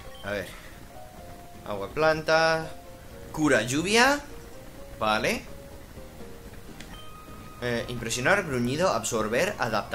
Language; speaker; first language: Spanish; native; Spanish